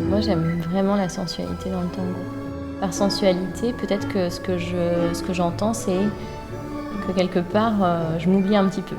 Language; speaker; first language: French; native; French